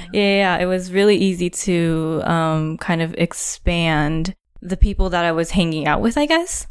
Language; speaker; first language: English; non-native, fluent; Japanese